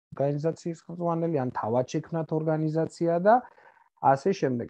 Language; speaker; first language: Georgian; native; Georgian